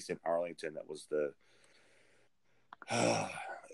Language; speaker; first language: English; native; English